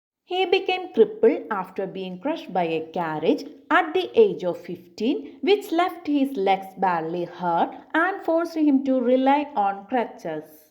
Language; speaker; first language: English; non-native, local second language; Malayalam